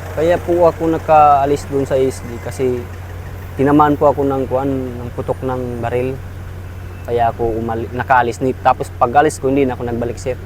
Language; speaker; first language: Filipino; non-native, local second language; Tausug